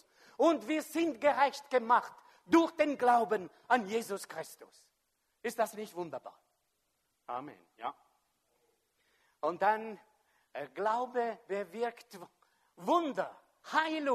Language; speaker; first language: German; non-native, fluent; French